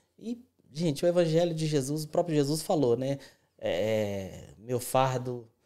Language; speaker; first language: Portuguese; native; Portuguese